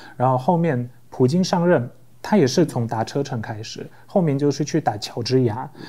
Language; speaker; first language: Chinese; non-native, fluent; Polish